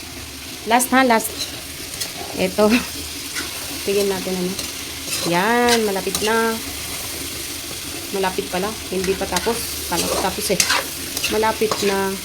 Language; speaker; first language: Filipino; non-native, learner; Punjabi